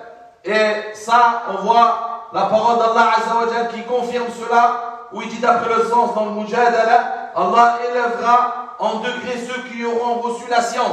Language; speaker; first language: French; non-native, fluent; Arabic